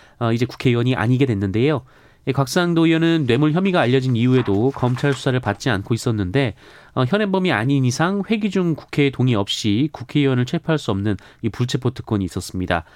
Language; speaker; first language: Korean; native; Korean